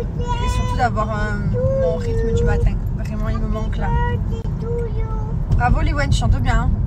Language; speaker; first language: French; native; French